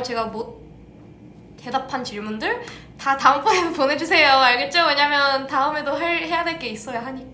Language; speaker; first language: Korean; early bilingual, heritage; English